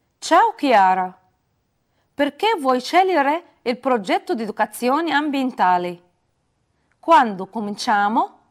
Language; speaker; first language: Italian; non-native, fluent; Arabic